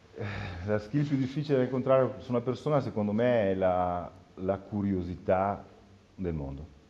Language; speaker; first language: Italian; native; Italian